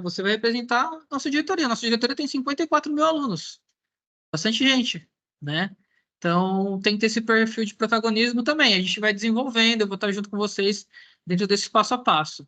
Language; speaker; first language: Portuguese; native; Portuguese